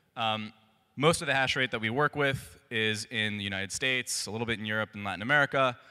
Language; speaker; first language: English; native; English